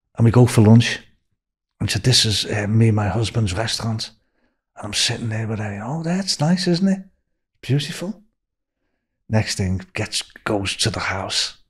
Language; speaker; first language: English; native; English